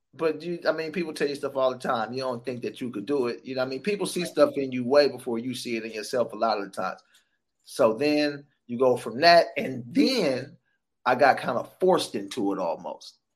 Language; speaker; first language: English; native; English